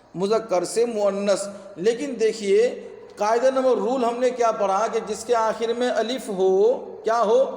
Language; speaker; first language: Urdu; native; Urdu